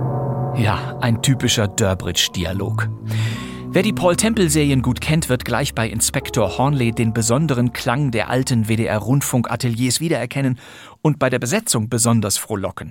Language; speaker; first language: German; native; German